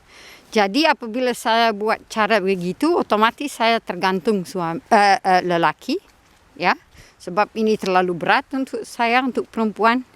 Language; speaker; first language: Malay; non-native, fluent; Dutch